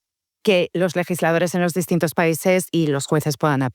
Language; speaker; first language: Spanish; native; Spanish